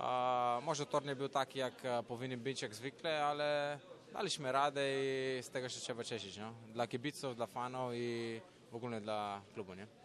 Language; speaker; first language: Polish; non-native, fluent; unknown